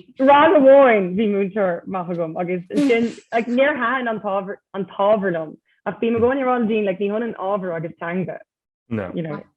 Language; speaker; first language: Irish; non-native, local second language; English